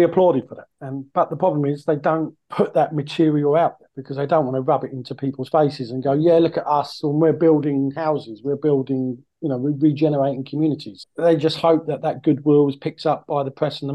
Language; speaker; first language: English; native; English